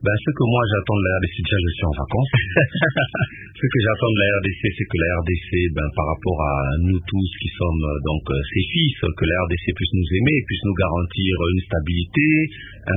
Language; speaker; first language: French; non-native, local second language; Lingala